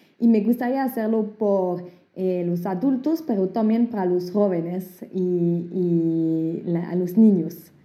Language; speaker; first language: Spanish; non-native, fluent; French